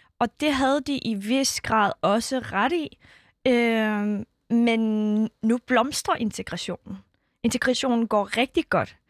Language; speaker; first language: Danish; early bilingual, other home language; Kurdish